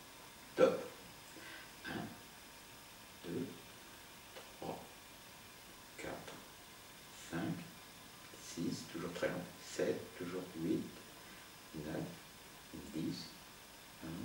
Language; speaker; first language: French; native; French